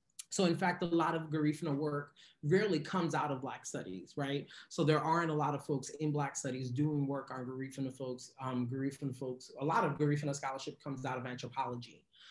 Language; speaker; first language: English; native; English